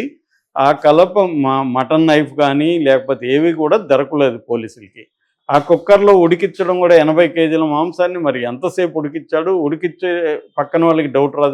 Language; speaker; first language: Telugu; native; Telugu